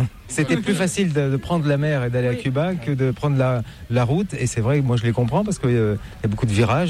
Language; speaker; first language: French; native; French